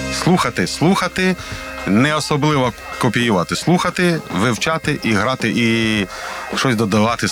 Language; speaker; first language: Ukrainian; non-native, local second language; Russian